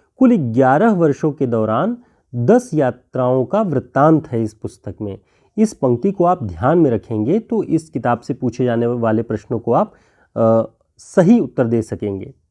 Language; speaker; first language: Hindi; native; Hindi